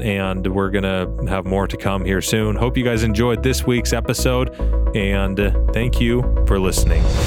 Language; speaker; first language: English; native; English